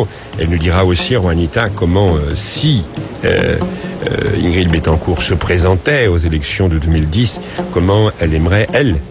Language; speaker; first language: French; native; French